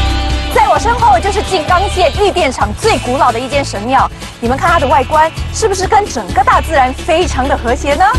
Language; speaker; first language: Chinese; native; Chinese